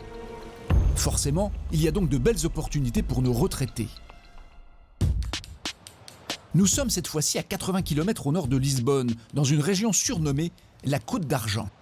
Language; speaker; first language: French; native; French